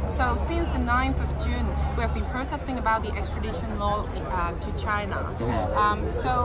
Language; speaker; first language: English; non-native, local second language; Cantonese